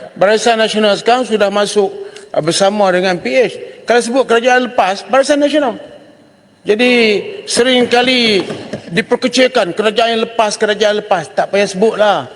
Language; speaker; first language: Malay; native; Malay